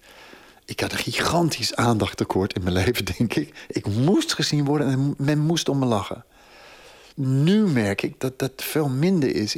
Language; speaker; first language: Dutch; non-native, fluent; English